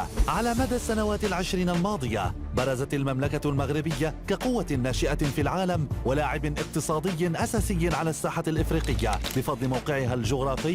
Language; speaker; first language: Arabic; native; Arabic